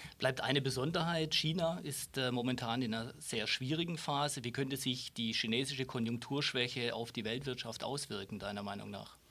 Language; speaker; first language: German; non-native, local second language; Luxembourgish